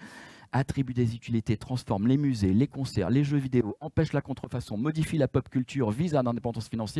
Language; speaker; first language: French; native; French